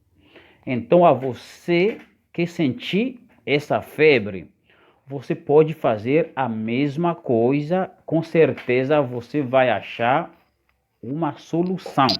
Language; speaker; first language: Portuguese; non-native, fluent; Haitian Creole